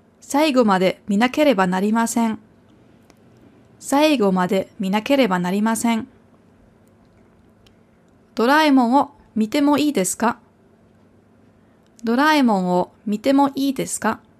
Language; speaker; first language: Japanese; non-native, fluent; German